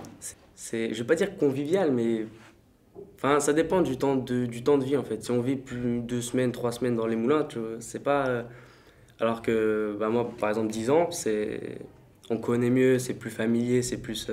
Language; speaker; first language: French; early bilingual, other home language; Armenian